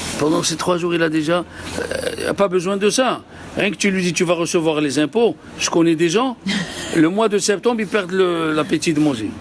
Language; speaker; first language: French; native; French